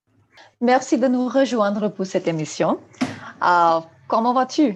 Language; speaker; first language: French; non-native, fluent; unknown